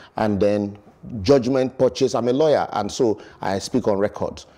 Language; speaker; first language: English; non-native, local second language; Bini